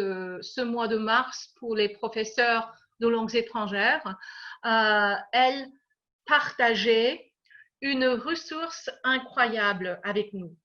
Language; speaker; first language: French; non-native, fluent; English